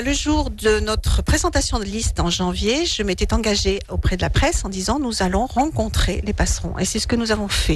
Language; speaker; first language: French; native; French